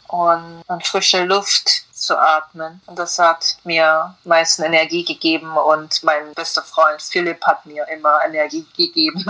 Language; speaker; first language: German; non-native, fluent; Korean